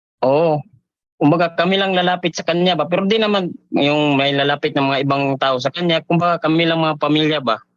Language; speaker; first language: Filipino; non-native, local second language; Cebuano